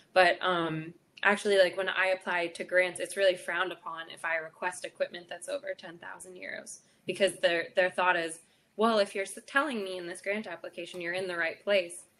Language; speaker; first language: English; native; English